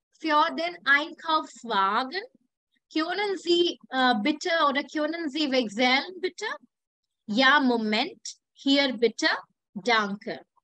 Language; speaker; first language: German; non-native, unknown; Hindi